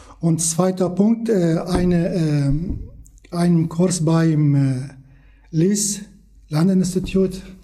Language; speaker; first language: German; non-native, learner; Kurdish